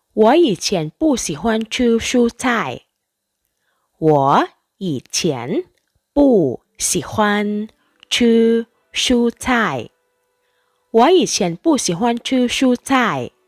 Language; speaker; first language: Chinese; non-native, fluent; Thai